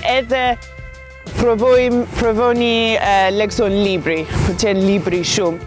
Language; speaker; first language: Albanian; non-native, learner; English